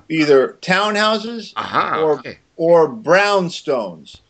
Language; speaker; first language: English; native; English